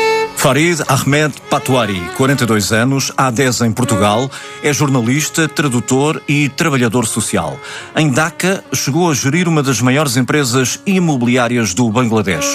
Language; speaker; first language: Portuguese; native; Portuguese